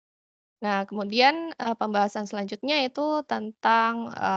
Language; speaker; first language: Indonesian; native; Indonesian